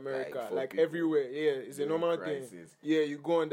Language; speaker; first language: English; non-native, local second language; Yoruba